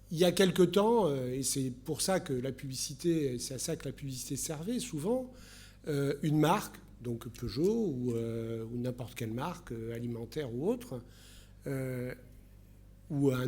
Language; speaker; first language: French; native; French